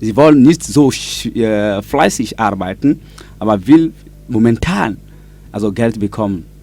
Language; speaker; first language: German; non-native, learner; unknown